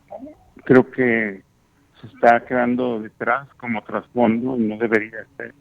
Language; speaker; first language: Spanish; native; Spanish